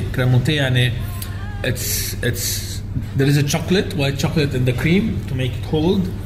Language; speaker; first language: English; non-native, fluent; Arabic